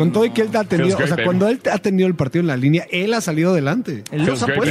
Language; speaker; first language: Spanish; native; Spanish